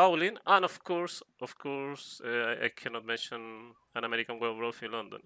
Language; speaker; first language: English; non-native, fluent; Spanish